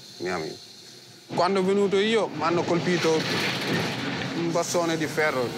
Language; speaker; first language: Italian; non-native, learner; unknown